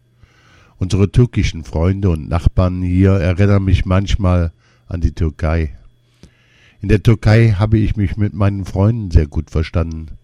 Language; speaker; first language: German; non-native, learner; Kurdish